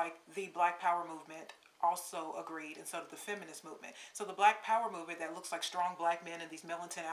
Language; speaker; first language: English; native; English